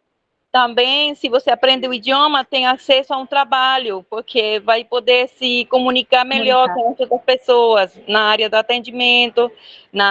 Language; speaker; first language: Portuguese; non-native, fluent; Spanish